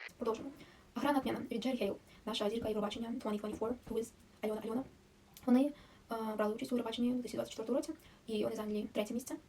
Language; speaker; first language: Ukrainian; non-native, local second language; Russian